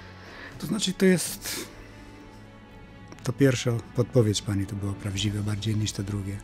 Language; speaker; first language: Polish; non-native, fluent; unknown